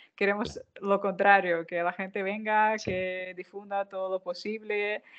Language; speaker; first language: Spanish; non-native, fluent; Ukrainian